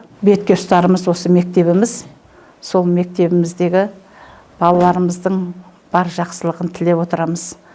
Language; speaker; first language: Kazakh; native; Kazakh